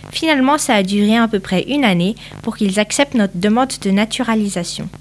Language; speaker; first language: French; early bilingual, other home language; Portuguese